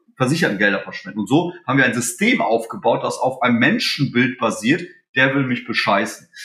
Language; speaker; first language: German; early bilingual, other home language; Polish